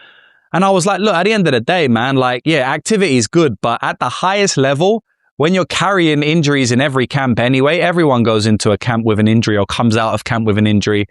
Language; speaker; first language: English; native; English